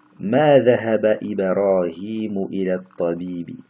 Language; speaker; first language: Arabic; non-native, fluent; French